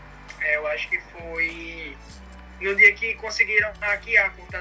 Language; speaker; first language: Portuguese; native; Portuguese